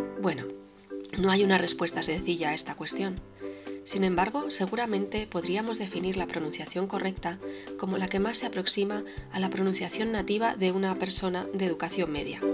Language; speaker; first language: Spanish; native; Spanish